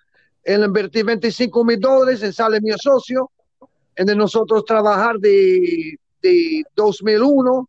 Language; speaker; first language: Spanish; non-native, learner; English